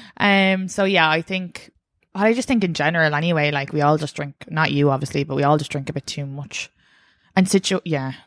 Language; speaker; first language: English; native; English